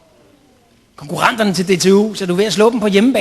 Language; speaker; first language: Danish; native; Danish